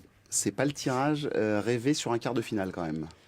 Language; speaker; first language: French; native; French